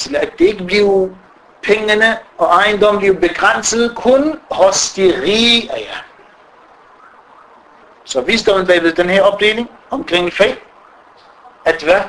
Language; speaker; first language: Danish; non-native, fluent; Arabic